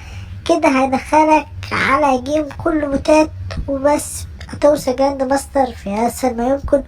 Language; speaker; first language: Arabic; native; Arabic